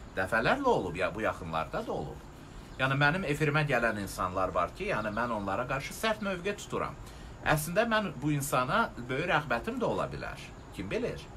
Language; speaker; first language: Azerbaijani; non-native, local second language; Russian